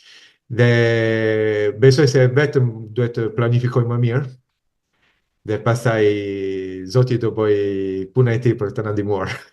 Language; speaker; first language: Albanian; non-native, fluent; Italian